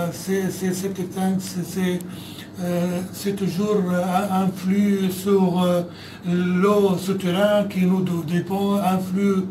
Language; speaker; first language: French; non-native, fluent; Arabic